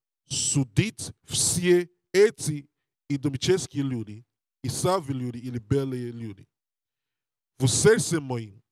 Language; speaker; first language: Russian; non-native, learner; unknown